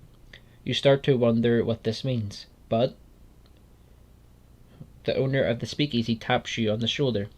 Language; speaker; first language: English; native; English